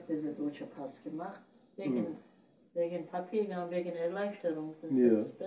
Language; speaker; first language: German; non-native, learner; Turkish